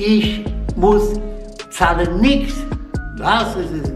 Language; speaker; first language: German; non-native, learner; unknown